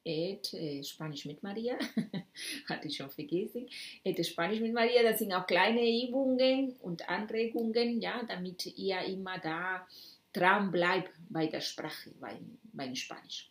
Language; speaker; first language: German; non-native, fluent; Spanish